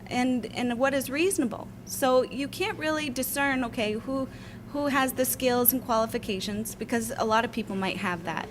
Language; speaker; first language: English; native; English